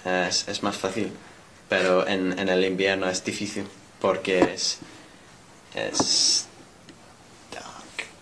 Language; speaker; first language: Spanish; non-native, learner; English